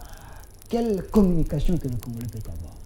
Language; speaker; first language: French; non-native, local second language; Lingala